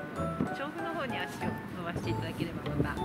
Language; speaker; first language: Japanese; native; Japanese